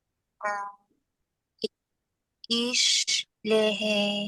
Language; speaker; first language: German; non-native, learner; Filipino